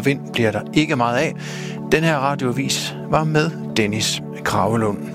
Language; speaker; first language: Danish; native; Danish